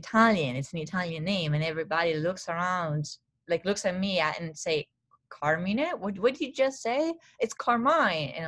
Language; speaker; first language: English; non-native, fluent; Italian